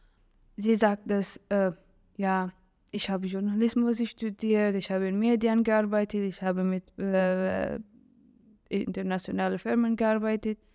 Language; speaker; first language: German; non-native, learner; Persian